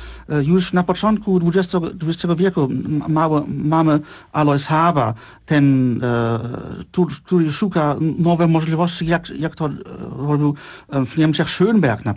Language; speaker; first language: Polish; non-native, fluent; German